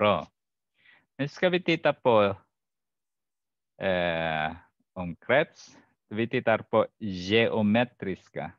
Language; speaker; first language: Swedish; non-native, fluent; Arabic